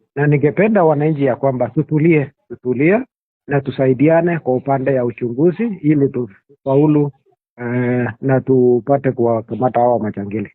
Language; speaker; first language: Swahili; non-native, local second language; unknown